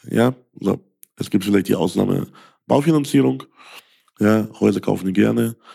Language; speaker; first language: German; early bilingual, other home language; Russian